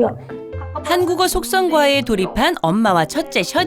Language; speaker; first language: Korean; native; Korean